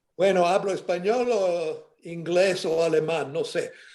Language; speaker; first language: Spanish; non-native, fluent; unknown